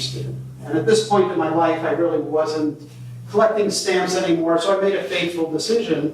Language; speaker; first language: English; native; English